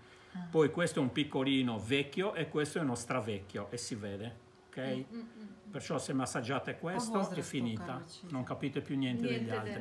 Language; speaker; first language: Italian; native; Italian